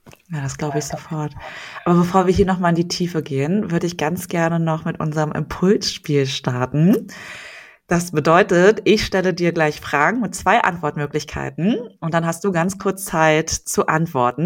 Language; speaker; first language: German; native; German